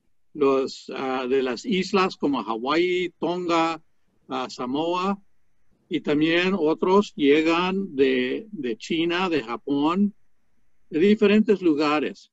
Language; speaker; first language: Spanish; non-native, fluent; English